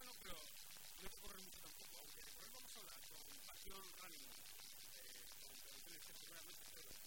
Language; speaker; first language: Spanish; native; Spanish